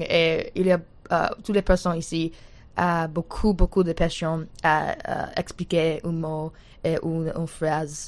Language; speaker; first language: French; non-native, learner; English